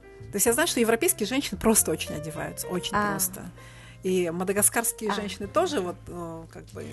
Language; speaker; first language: Russian; native; Russian